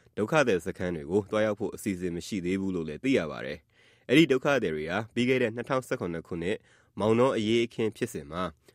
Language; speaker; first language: Burmese; native; Burmese